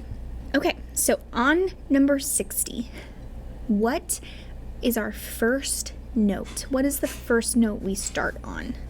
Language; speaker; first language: English; native; English